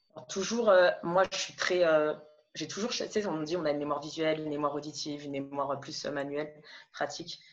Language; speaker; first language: French; native; French